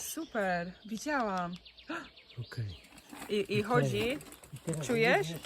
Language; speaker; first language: Polish; non-native, learner; English